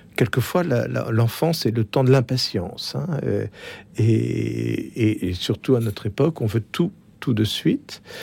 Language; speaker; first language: French; native; French